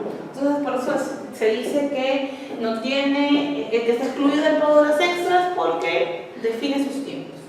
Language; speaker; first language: Spanish; native; Spanish